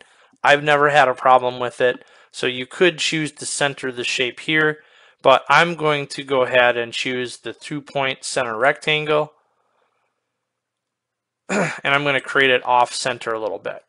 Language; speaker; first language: English; native; English